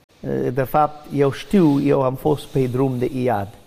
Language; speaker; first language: Romanian; non-native, learner; English